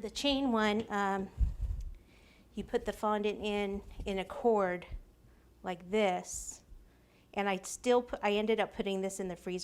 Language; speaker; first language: English; native; English